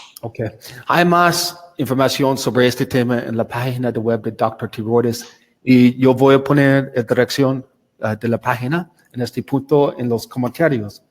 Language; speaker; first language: Spanish; non-native, learner; English